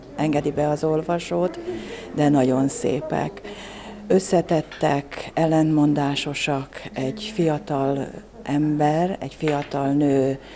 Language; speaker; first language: Hungarian; native; Hungarian